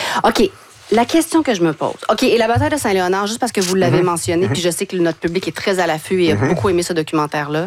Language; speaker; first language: French; native; French